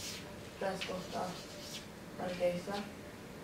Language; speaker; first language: Finnish; early bilingual, other home language; Somali